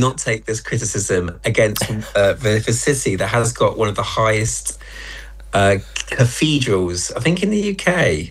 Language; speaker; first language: English; native; English